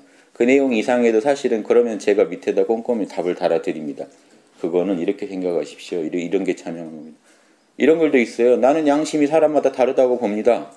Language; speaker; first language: Korean; native; Korean